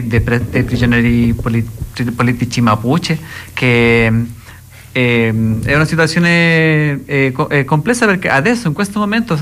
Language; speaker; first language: Italian; non-native, learner; Spanish